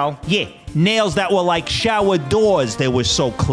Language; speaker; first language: English; native; English